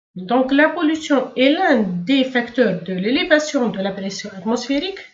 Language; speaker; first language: French; non-native, local second language; Arabic